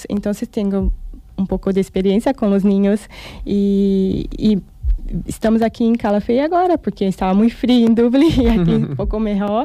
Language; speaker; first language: Spanish; non-native, learner; Portuguese